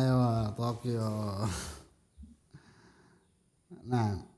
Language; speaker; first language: Arabic; non-native, fluent; Indonesian